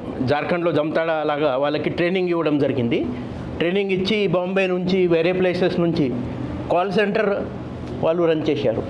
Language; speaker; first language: Telugu; non-native, fluent; Marathi